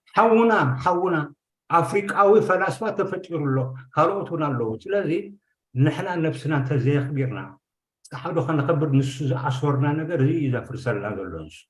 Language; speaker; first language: Tigrinya; native; Tigrinya